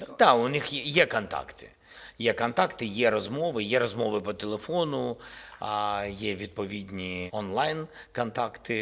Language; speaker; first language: Ukrainian; non-native, local second language; Russian